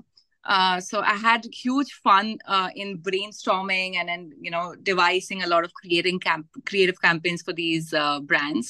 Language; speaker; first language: English; non-native, local second language; Hindi